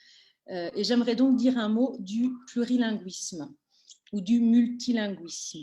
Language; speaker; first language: French; native; French